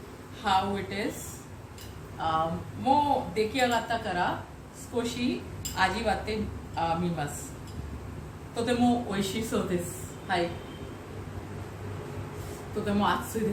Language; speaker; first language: Japanese; non-native, fluent; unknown